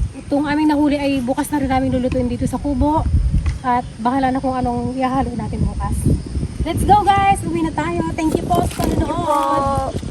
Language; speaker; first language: Filipino; non-native, local second language; Iloko